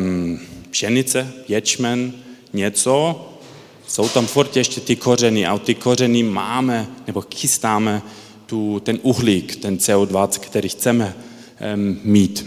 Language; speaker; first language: Czech; early bilingual, heritage; Czech